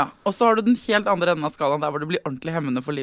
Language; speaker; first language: Norwegian; native; Norwegian